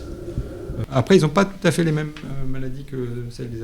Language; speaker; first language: French; native; French